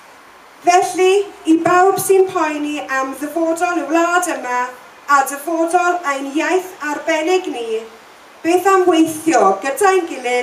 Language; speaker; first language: Welsh; non-native, local second language; English